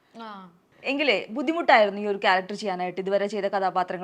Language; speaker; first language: Malayalam; native; Malayalam